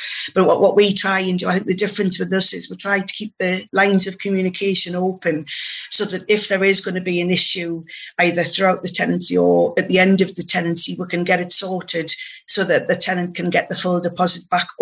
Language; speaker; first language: English; native; English